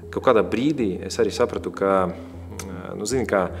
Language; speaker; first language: Latvian; non-native, local second language; Russian